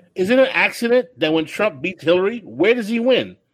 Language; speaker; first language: English; early bilingual, other home language; Haitian Creole